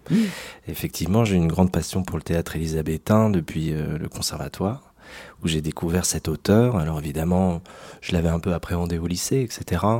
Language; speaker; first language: French; native; French